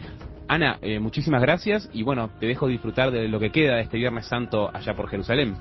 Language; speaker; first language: Spanish; native; Spanish